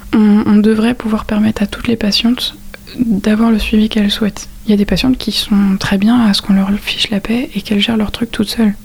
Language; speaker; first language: French; native; French